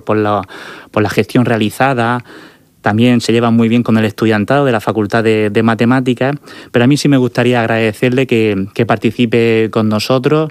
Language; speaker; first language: Spanish; native; Spanish